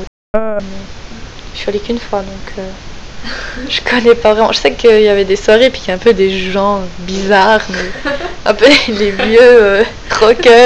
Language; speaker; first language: French; native; French